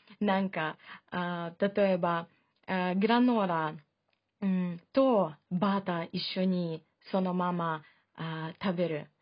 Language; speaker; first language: Japanese; non-native, fluent; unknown